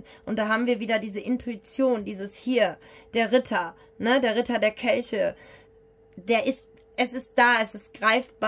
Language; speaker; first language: German; native; German